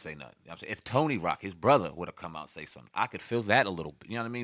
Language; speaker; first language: English; native; English